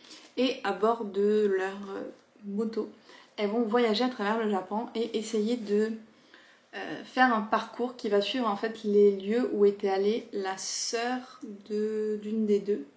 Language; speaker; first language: French; native; French